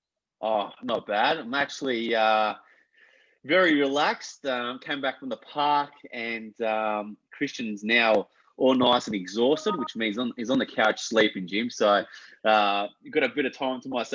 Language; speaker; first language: English; native; English